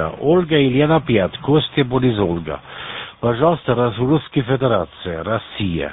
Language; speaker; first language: Russian; non-native, learner; German